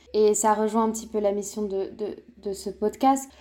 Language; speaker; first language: French; native; French